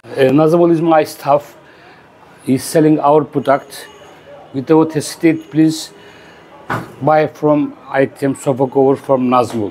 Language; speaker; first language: English; non-native, learner; Turkish